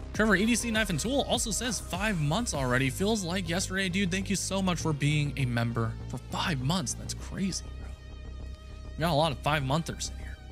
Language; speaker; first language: English; native; English